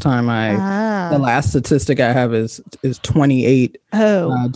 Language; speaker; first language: English; native; English